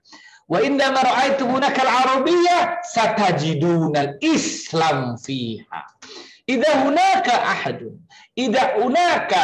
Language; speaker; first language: Arabic; non-native, fluent; Indonesian